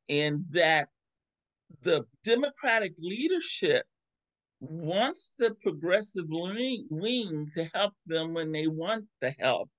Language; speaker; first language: English; native; English